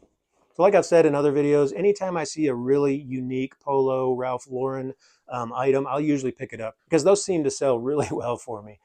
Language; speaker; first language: English; native; English